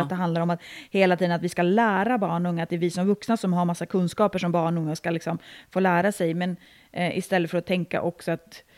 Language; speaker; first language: Swedish; native; Swedish